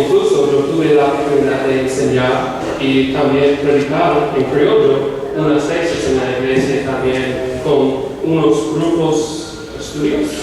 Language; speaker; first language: Spanish; non-native, fluent; English